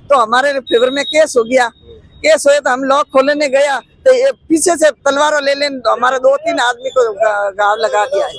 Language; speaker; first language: Hindi; non-native, local second language; Marwari